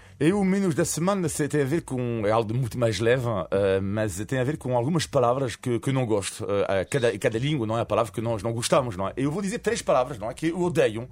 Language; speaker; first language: Portuguese; non-native, fluent; Spanish